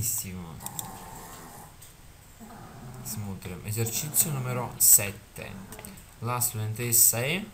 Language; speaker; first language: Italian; non-native, fluent; Russian